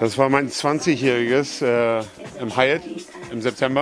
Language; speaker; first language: German; native; German